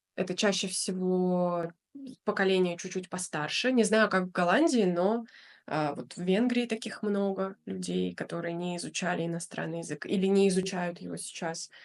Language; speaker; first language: Russian; native; Russian